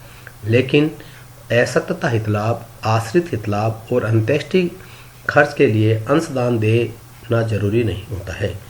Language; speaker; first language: Hindi; native; Hindi